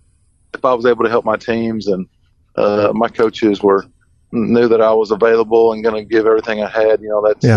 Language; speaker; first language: English; native; English